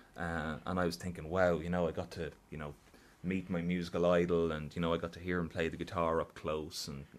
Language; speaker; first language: English; native; English